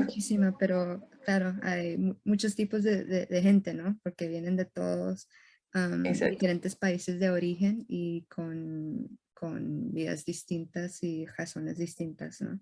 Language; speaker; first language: Spanish; early bilingual, heritage; Spanish